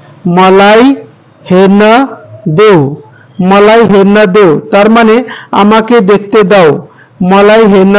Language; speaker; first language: Nepali; non-native, fluent; Bangla